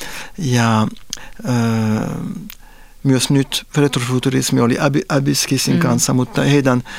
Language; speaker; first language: Finnish; non-native, fluent; French